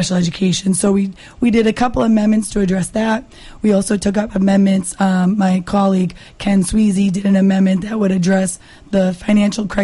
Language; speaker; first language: English; native; English